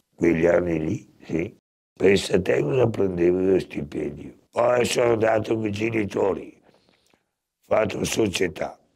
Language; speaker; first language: Italian; native; Italian